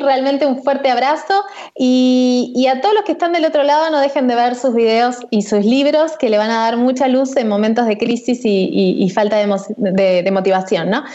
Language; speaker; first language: Spanish; native; Spanish